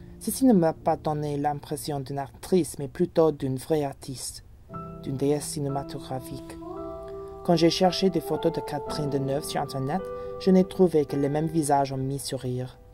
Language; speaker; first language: French; non-native, fluent; English